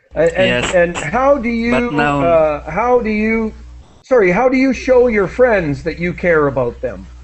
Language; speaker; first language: English; native; English